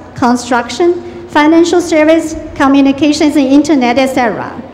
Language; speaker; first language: English; non-native, fluent; Chinese